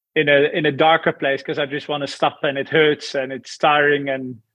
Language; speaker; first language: English; non-native, fluent; Dutch